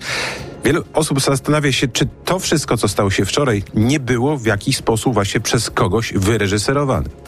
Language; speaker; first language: Polish; native; Polish